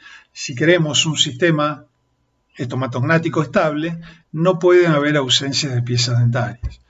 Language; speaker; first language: Spanish; native; Spanish